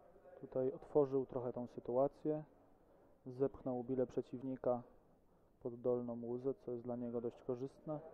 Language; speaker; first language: Polish; native; Polish